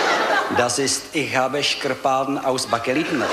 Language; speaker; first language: German; non-native, learner; Czech